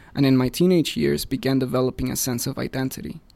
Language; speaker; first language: English; early bilingual, other home language; Spanish